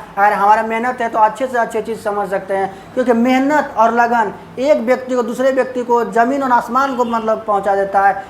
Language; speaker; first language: Hindi; native; Hindi